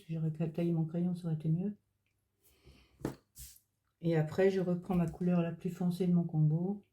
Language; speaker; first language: French; native; French